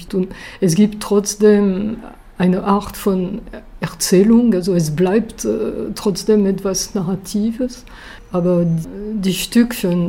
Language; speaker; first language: German; non-native, fluent; French